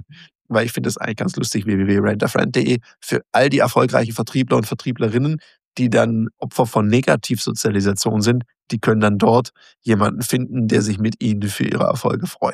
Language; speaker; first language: German; native; German